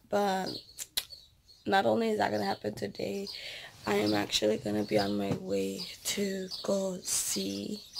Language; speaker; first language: English; early bilingual, other home language; Spanish